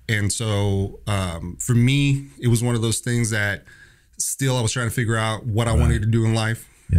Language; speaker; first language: English; native; English